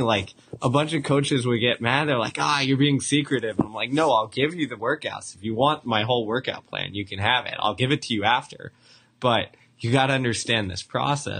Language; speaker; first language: English; native; English